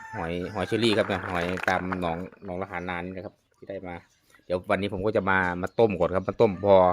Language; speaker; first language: Thai; native; Thai